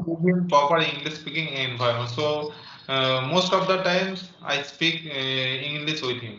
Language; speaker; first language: English; non-native, learner; Bangla